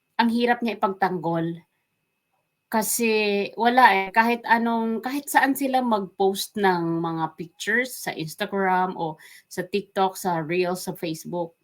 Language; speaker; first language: Filipino; non-native, local second language; Waray